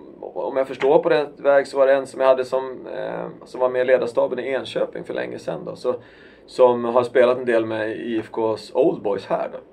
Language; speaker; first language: Swedish; native; Swedish